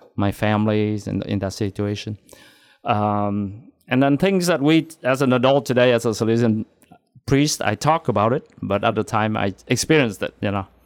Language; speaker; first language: English; non-native, fluent; Vietnamese